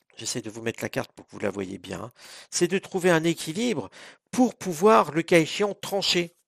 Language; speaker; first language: French; native; French